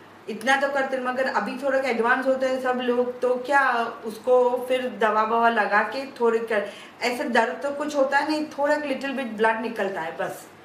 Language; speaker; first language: Hindi; non-native, local second language; Gujarati